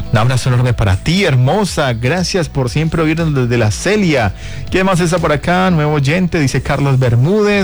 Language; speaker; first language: Spanish; native; Spanish